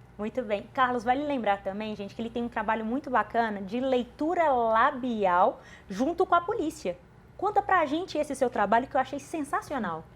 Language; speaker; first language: Portuguese; native; Portuguese